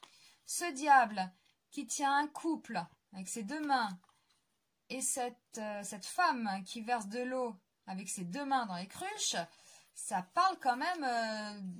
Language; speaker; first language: French; native; French